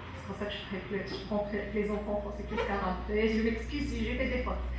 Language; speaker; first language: French; non-native, local second language; Arabic